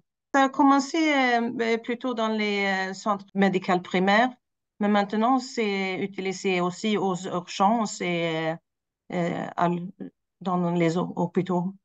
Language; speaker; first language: French; non-native, fluent; Swedish